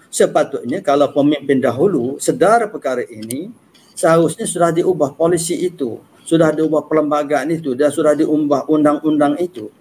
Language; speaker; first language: Malay; native; Malay